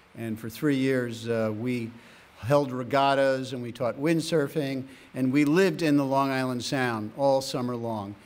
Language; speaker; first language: English; native; English